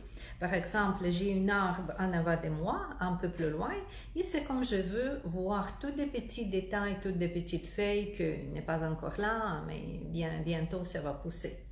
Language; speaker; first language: French; non-native, fluent; Russian